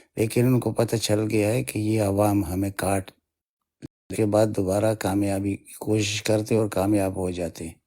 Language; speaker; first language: Urdu; non-native, local second language; Pashto